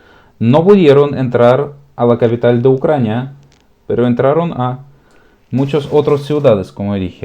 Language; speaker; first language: Spanish; non-native, fluent; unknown